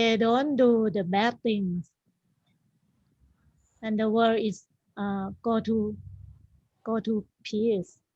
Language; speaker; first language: English; non-native, learner; Thai